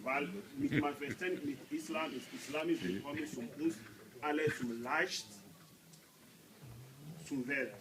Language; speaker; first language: German; non-native, learner; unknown